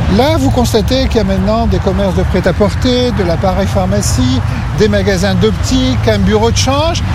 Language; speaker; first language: French; native; French